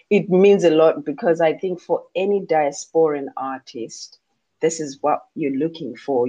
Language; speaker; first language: English; non-native, local second language; Shona